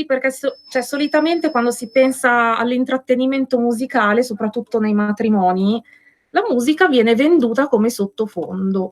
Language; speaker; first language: Italian; native; Italian